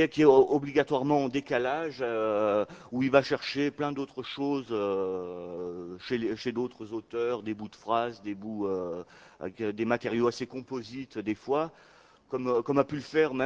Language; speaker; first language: French; native; French